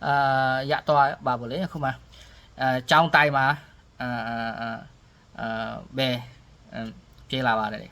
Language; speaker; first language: Burmese; non-native, learner; Khmer